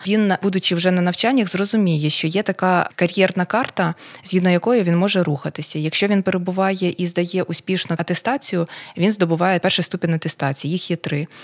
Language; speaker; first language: Ukrainian; non-native, local second language; Russian